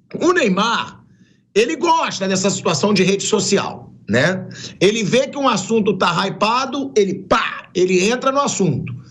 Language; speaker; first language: Portuguese; native; Portuguese